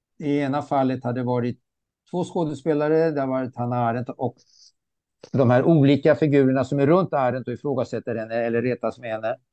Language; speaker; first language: Swedish; early bilingual, other home language; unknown